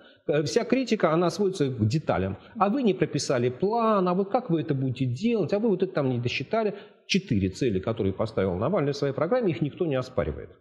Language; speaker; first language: Russian; native; Russian